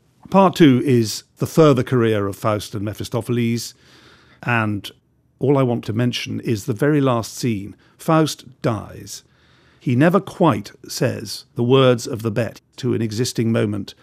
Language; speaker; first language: English; native; English